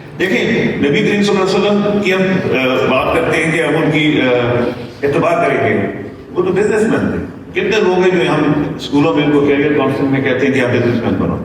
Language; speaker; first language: Urdu; non-native, local second language; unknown